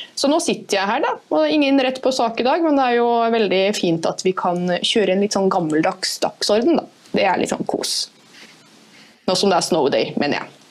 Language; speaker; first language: Norwegian; native; Norwegian